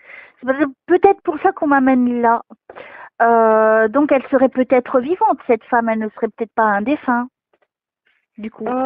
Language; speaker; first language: French; native; French